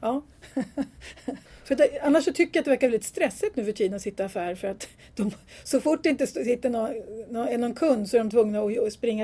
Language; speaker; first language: Swedish; native; Swedish